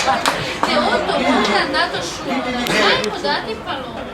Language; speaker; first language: Italian; native; Italian